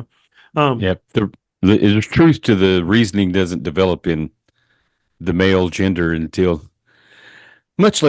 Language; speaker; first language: English; native; English